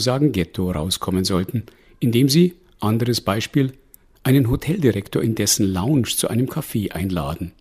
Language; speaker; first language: German; native; German